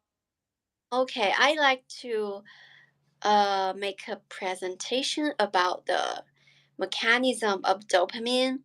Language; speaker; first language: English; non-native, learner; Chinese